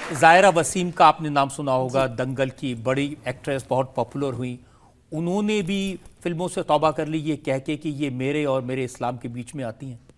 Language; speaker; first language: Hindi; native; Hindi